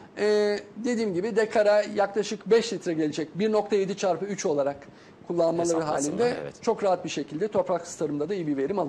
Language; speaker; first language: Turkish; native; Turkish